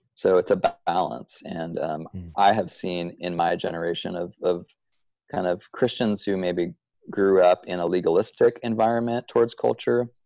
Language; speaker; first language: English; native; English